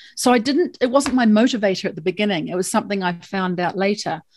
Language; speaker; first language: English; native; English